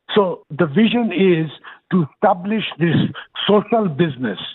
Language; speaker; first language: English; non-native, fluent; Bangla